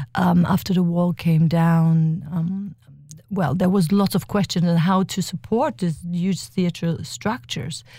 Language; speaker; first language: English; early bilingual, other home language; German